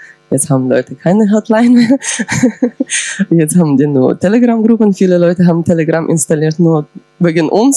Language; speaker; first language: German; non-native, fluent; Ukrainian